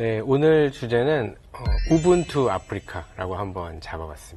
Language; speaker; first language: Korean; native; Korean